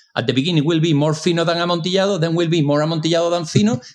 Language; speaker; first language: English; non-native, fluent; Spanish